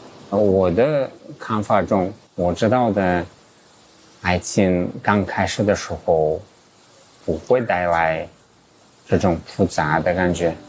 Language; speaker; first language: Chinese; early bilingual, heritage; English